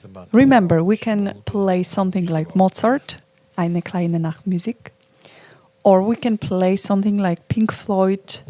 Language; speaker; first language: English; non-native, fluent; Polish